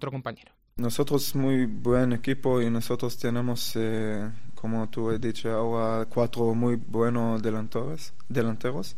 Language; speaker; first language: Spanish; non-native, learner; Hebrew